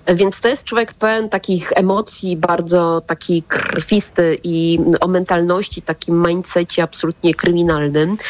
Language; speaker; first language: Polish; native; Polish